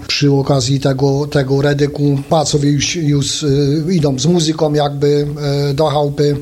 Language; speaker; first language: Polish; native; Polish